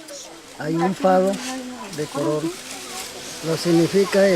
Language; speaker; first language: Spanish; non-native, local second language; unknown